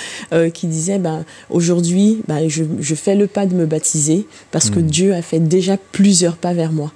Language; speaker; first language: French; native; French